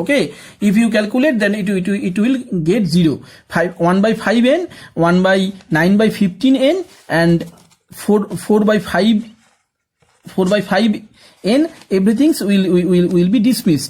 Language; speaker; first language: English; non-native, local second language; Bangla